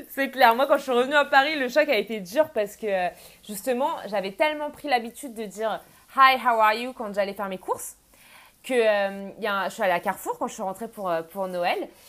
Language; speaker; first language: French; native; French